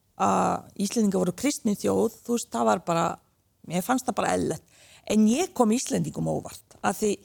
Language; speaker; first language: Icelandic; early bilingual, other home language; Bosnian